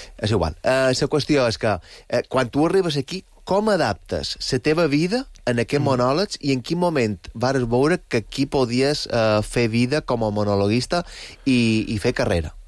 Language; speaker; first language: Catalan; native; Catalan